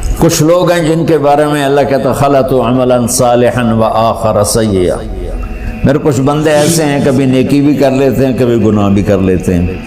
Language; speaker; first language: Urdu; non-native, local second language; Punjabi